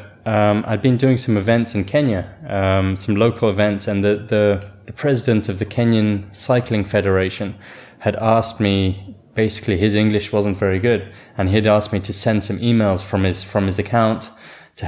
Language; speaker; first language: English; native; English